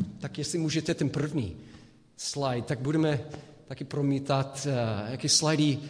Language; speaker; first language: Czech; non-native, fluent; English